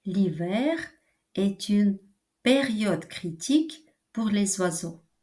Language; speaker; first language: French; non-native, fluent; Ukrainian